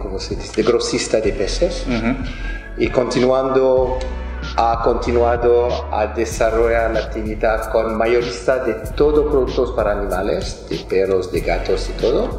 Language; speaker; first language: Spanish; non-native, fluent; French